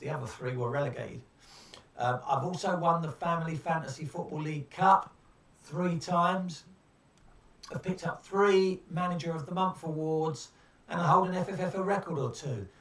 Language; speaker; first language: English; native; English